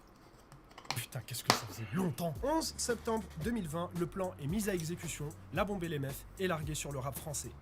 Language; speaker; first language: French; native; French